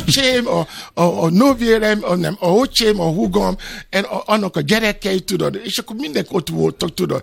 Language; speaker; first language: Hungarian; non-native, fluent; Yoruba